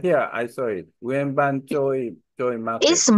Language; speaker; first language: English; non-native, learner; Korean